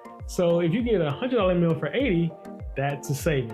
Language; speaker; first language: English; native; English